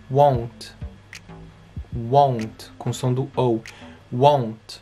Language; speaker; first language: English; non-native, fluent; Portuguese